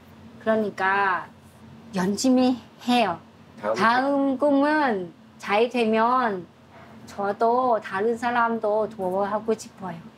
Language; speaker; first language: Korean; non-native, learner; Thai